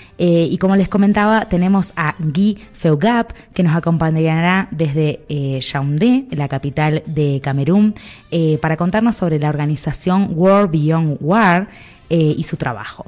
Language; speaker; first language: Spanish; native; Spanish